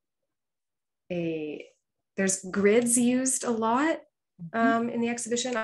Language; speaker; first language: English; native; English